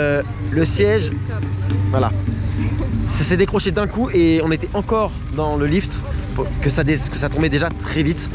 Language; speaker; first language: French; native; French